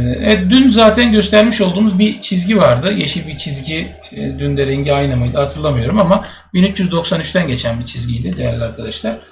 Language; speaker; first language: Turkish; native; Turkish